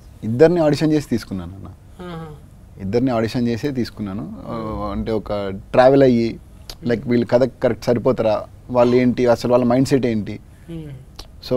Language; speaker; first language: Telugu; native; Telugu